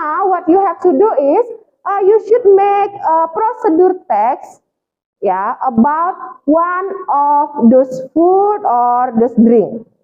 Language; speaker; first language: English; non-native, fluent; Indonesian